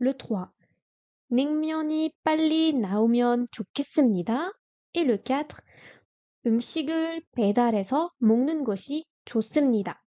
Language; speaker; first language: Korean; non-native, fluent; French